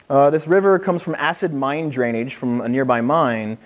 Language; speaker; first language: English; native; English